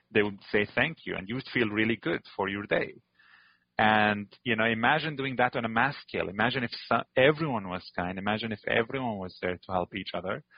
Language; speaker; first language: English; non-native, fluent; Arabic